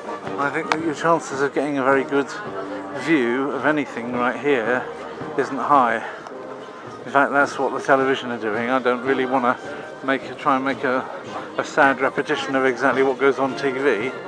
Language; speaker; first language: English; native; English